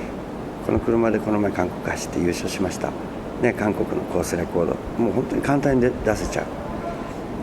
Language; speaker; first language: Japanese; native; Japanese